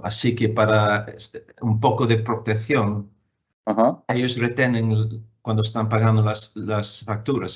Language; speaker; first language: Spanish; non-native, fluent; English